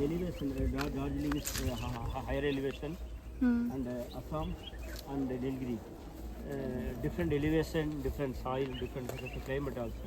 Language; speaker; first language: English; non-native, learner; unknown